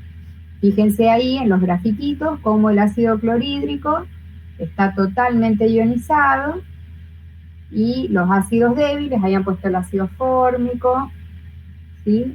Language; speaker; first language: Spanish; native; Spanish